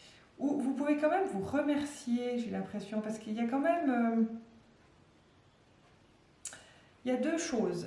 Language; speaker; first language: French; native; French